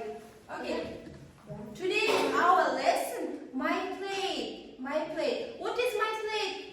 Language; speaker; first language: English; non-native, learner; Kazakh